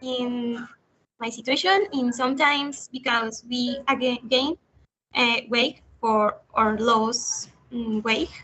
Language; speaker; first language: English; non-native, learner; Spanish